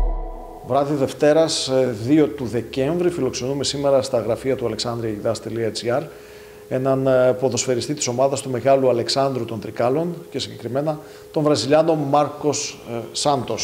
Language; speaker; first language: Greek; native; Greek